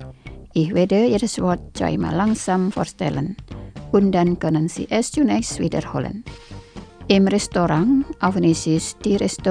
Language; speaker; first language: German; non-native, fluent; Indonesian